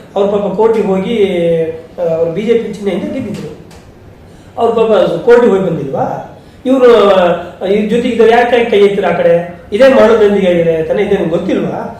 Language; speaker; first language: Kannada; native; Kannada